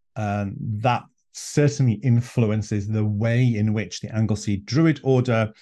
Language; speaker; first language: English; non-native, local second language; Welsh